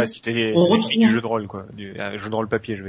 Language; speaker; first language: French; native; French